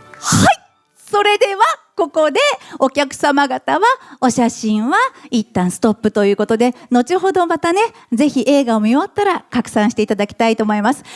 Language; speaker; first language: Japanese; native; Japanese